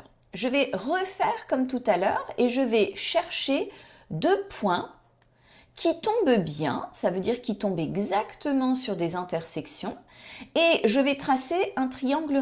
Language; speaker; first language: French; native; French